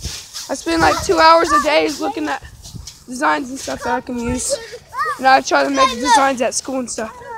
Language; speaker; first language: English; native; English